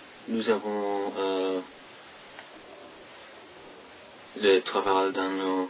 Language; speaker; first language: French; non-native, learner; English